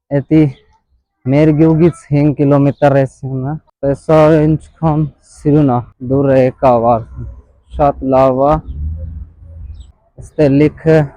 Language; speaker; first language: Armenian; non-native, learner; Hindi